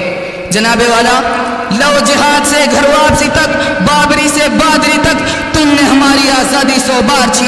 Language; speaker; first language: Urdu; native; Urdu